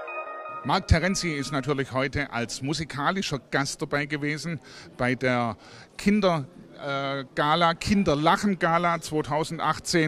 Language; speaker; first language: German; native; German